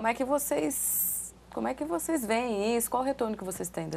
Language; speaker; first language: Portuguese; native; Portuguese